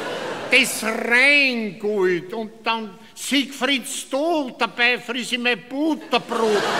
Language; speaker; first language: German; native; German